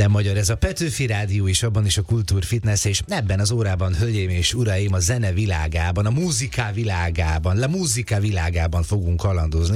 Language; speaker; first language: Hungarian; native; Hungarian